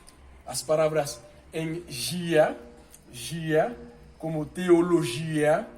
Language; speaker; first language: Portuguese; non-native, fluent; Haitian Creole